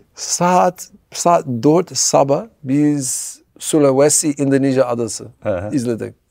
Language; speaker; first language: Turkish; non-native, learner; English